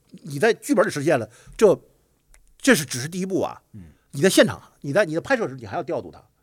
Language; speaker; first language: Chinese; native; Chinese